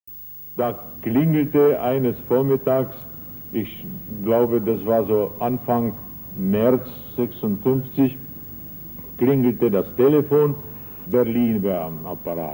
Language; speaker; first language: German; non-native, fluent; Czech